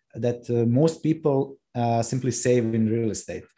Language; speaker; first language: English; non-native, fluent; Croatian